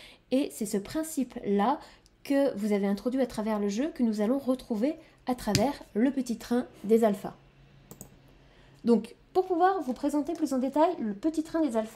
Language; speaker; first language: French; native; French